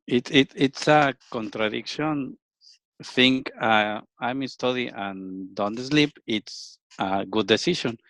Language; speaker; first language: English; non-native, learner; Spanish